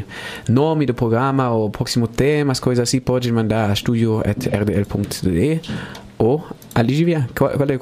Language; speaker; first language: Portuguese; non-native, learner; Spanish